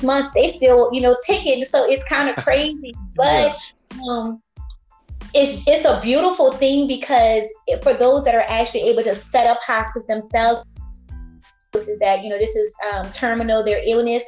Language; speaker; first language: English; native; English